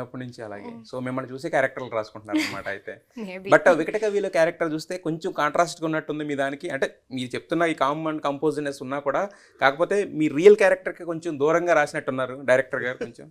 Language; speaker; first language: Telugu; native; Telugu